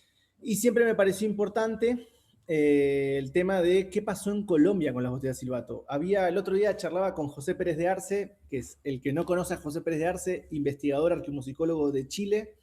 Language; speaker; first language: Spanish; native; Spanish